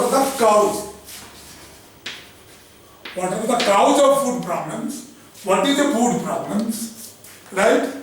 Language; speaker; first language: English; non-native, local second language; Hindi